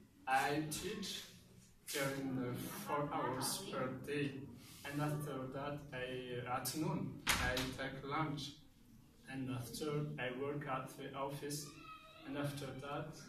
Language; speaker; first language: English; non-native, learner; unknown